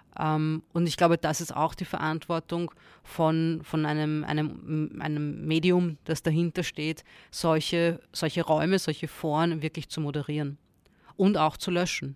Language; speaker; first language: German; early bilingual, other home language; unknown